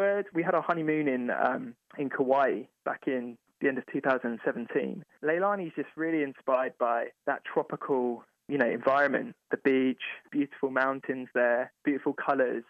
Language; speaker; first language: English; native; English